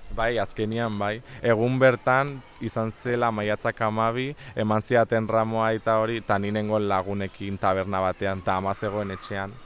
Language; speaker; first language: Basque; non-native, local second language; Spanish